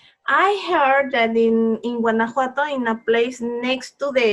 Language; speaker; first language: English; non-native, learner; Spanish